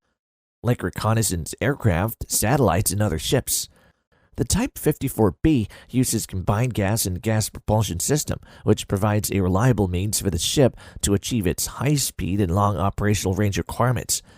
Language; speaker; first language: English; non-native, fluent; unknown